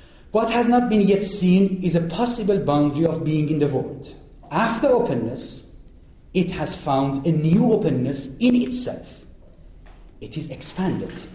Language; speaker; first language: English; non-native, fluent; Persian